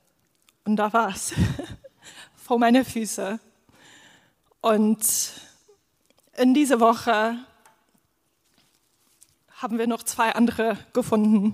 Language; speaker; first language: German; non-native, fluent; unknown